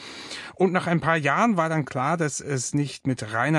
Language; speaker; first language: German; native; German